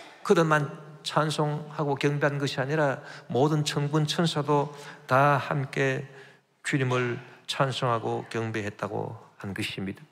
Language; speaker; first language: Korean; native; Korean